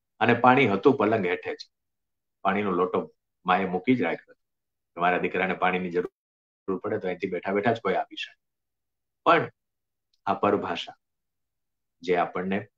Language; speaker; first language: Gujarati; native; Gujarati